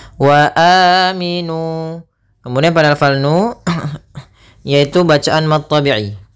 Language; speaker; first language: Indonesian; native; Indonesian